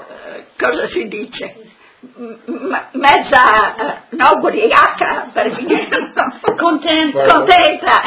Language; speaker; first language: Italian; non-native, local second language; Friulian